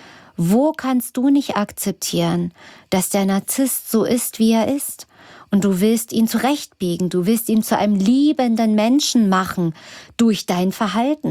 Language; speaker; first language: German; native; German